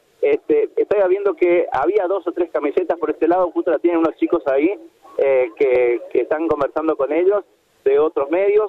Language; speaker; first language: Spanish; native; Spanish